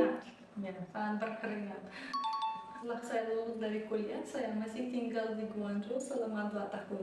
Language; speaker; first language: Indonesian; early bilingual, other home language; Russian